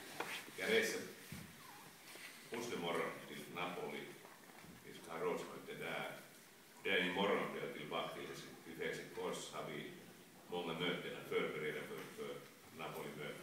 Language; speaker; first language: Swedish; non-native, local second language; Finnish